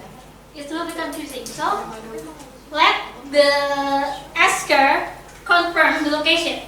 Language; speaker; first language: English; non-native, fluent; Indonesian